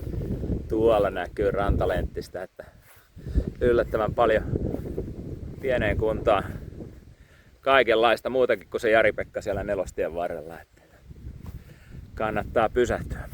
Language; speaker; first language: Finnish; native; Finnish